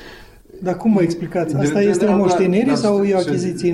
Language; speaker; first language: Romanian; native; Romanian